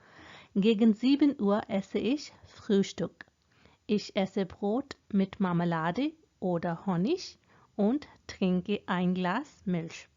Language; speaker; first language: German; non-native, fluent; Hindi